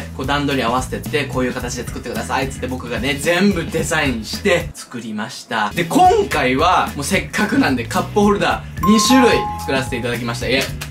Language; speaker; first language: Japanese; native; Japanese